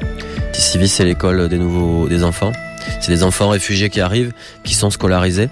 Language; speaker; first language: French; native; French